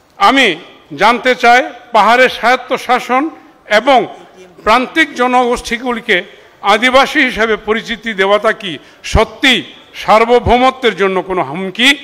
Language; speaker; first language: Bangla; non-native, local second language; Marma